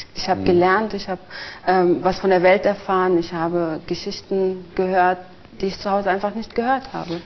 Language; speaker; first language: German; early bilingual, other home language; Turkish